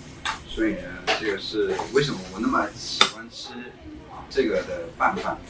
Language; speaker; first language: Chinese; non-native, local second language; Cantonese